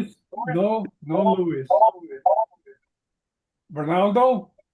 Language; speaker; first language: Spanish; non-native, learner; English